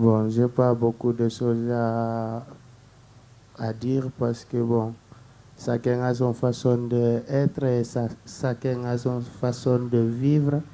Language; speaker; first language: French; non-native, learner; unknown